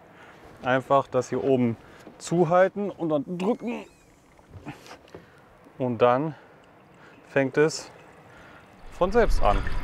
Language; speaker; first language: German; native; German